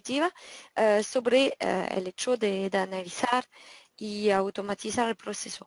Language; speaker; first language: Spanish; non-native, fluent; French